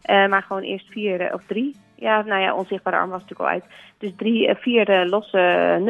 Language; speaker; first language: Dutch; native; Dutch